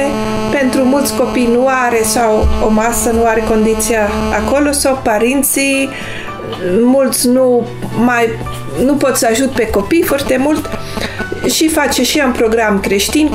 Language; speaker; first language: Romanian; non-native, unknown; Dutch